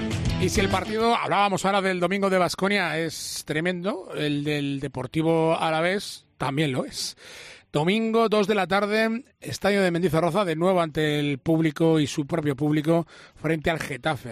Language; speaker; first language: Spanish; native; Spanish